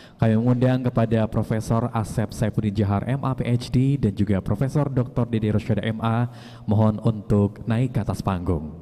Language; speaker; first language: Indonesian; native; Indonesian